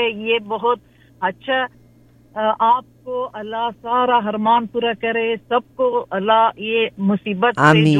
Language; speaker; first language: Hindi; non-native, learner; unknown